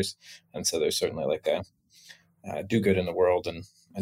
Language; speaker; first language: English; native; English